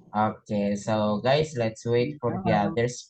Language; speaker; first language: English; non-native, fluent; Indonesian